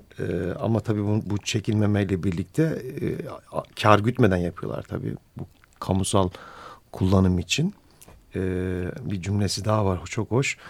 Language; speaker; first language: Turkish; native; Turkish